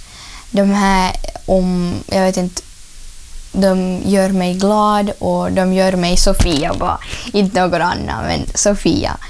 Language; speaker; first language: Swedish; non-native, learner; Ukrainian